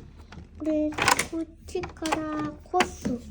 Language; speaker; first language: Japanese; early bilingual, other home language; Filipino